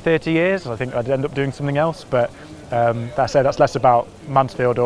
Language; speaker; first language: English; native; English